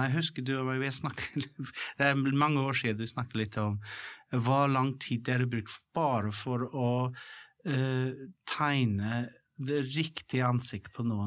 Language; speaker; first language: Norwegian; non-native, fluent; English